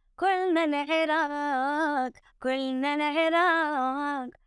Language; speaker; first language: Arabic; early bilingual, other home language; French